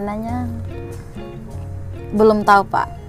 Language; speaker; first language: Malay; non-native, local second language; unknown